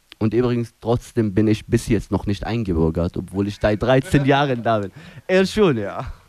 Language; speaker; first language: German; non-native, fluent; Arabic